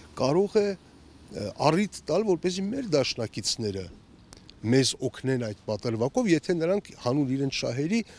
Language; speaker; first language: Armenian; native; Armenian